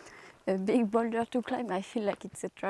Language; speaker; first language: English; non-native, fluent; French